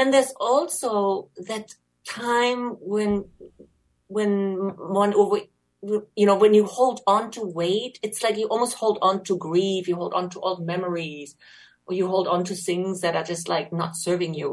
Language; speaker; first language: English; non-native, fluent; German